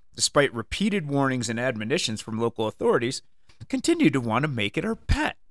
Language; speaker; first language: English; native; English